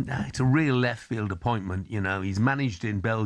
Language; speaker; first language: English; native; English